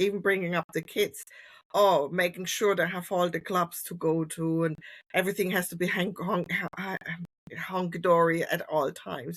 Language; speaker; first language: English; non-native, fluent; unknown